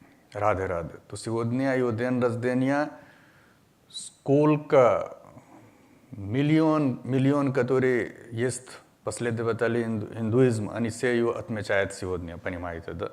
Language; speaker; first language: Russian; non-native, learner; Hindi